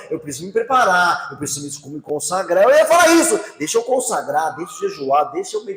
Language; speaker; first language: Portuguese; native; Portuguese